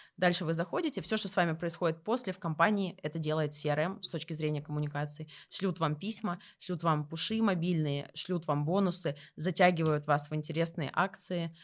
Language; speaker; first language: Russian; native; Russian